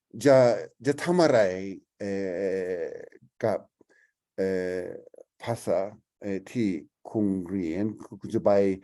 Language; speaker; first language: Thai; non-native, learner; English